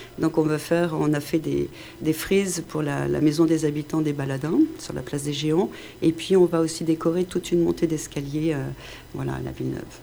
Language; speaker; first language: French; native; French